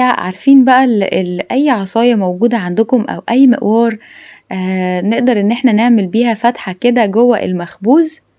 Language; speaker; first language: Arabic; native; Arabic